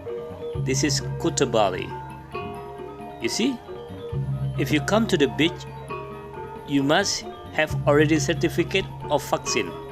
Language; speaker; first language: English; non-native, local second language; Indonesian